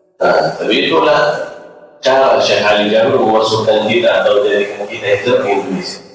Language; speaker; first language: Indonesian; non-native, fluent; Arabic